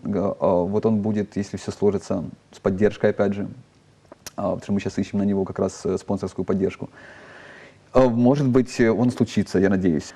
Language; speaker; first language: Russian; native; Russian